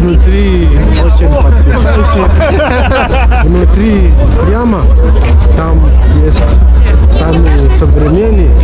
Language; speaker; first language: Russian; non-native, fluent; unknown